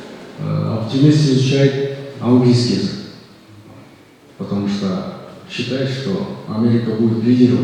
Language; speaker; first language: Russian; non-native, local second language; Kyrgyz